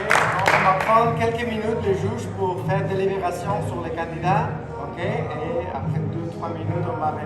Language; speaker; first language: French; non-native, fluent; Spanish